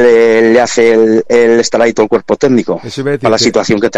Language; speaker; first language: Spanish; native; Spanish